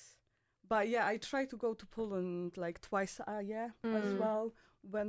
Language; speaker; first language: English; non-native, fluent; Polish